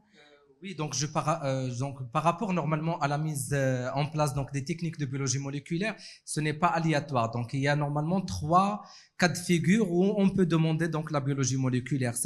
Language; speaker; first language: French; non-native, local second language; Arabic